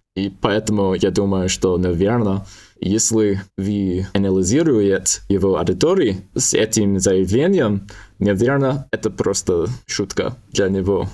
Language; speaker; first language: Russian; non-native, learner; English